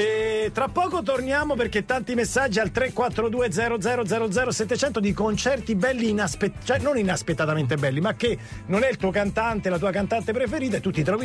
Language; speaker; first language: Italian; native; Italian